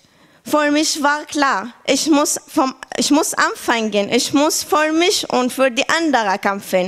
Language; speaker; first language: German; non-native, learner; Arabic